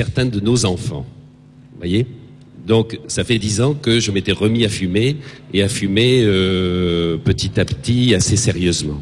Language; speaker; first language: French; native; French